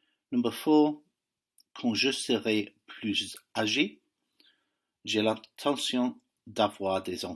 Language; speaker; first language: French; non-native, fluent; English